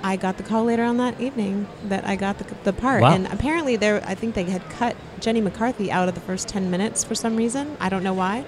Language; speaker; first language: English; native; English